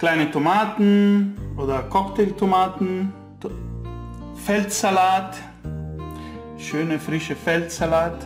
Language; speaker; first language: German; non-native, fluent; Italian